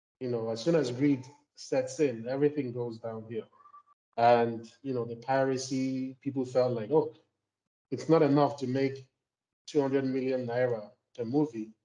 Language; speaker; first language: English; non-native, local second language; Igbo